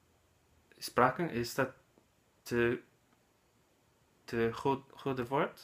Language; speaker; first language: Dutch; non-native, learner; English